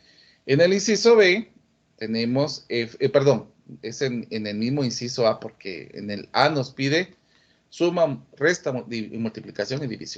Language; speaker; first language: Spanish; native; Spanish